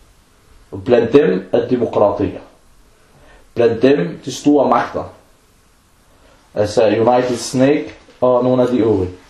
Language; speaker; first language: Danish; non-native, fluent; Arabic